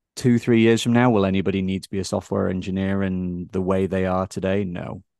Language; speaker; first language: English; native; English